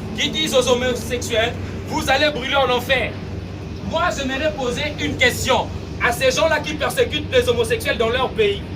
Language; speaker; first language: French; non-native, local second language; Lingala